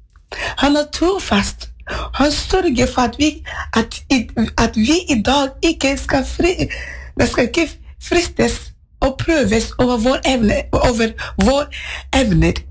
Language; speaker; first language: Norwegian; non-native, fluent; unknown